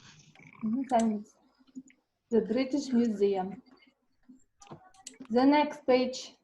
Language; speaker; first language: English; non-native, learner; Kazakh